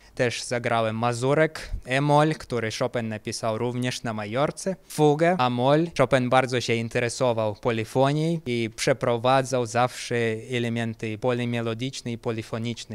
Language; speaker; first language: Polish; non-native, fluent; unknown